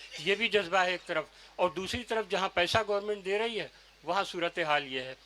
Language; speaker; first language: Urdu; native; Urdu